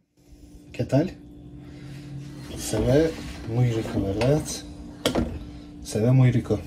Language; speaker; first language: Spanish; non-native, learner; Turkish